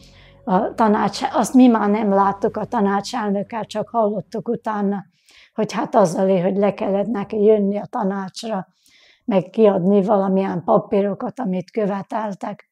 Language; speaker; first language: Hungarian; native; Hungarian